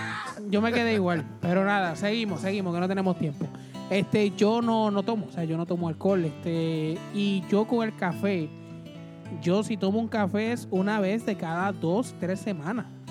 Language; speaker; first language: Spanish; native; Spanish